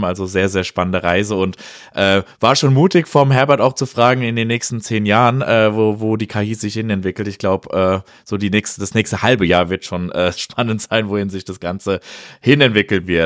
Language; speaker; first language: German; native; German